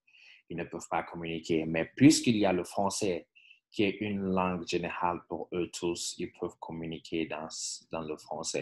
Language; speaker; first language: French; non-native, fluent; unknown